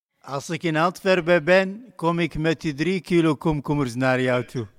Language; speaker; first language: Dutch; non-native, fluent; Arabic